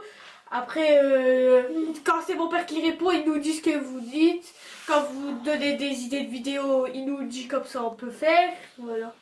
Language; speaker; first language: French; native; French